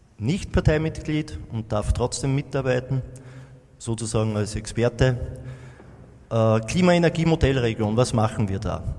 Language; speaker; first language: German; native; German